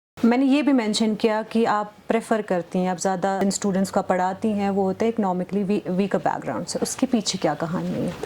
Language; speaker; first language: Urdu; non-native, local second language; Kashmiri